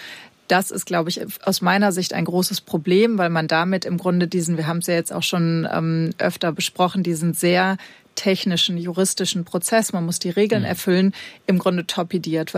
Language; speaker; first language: German; native; German